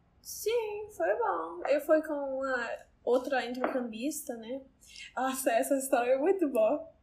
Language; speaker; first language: Portuguese; non-native, learner; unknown